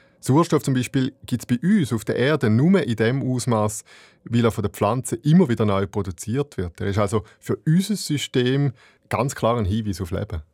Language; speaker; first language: German; native; German